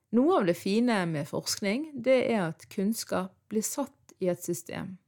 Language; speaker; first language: Norwegian; early bilingual, other home language; Arabic